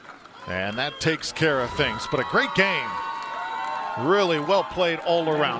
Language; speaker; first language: English; native; English